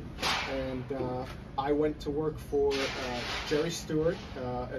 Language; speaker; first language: English; native; English